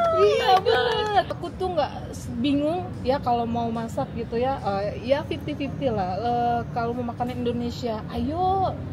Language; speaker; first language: Indonesian; native; Indonesian